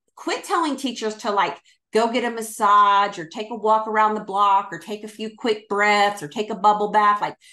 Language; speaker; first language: English; native; English